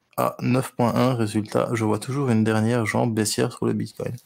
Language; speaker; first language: French; native; French